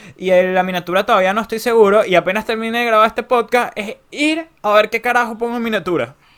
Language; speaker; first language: Spanish; native; Spanish